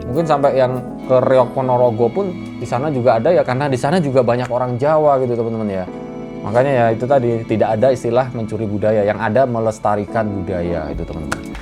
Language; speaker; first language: Indonesian; non-native, local second language; Javanese